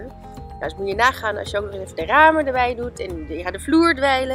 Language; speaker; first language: Dutch; native; Dutch